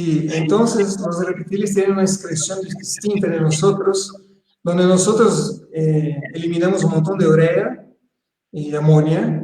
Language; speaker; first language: Spanish; non-native, fluent; Portuguese